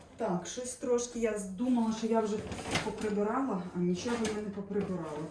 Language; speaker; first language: Ukrainian; non-native, local second language; Russian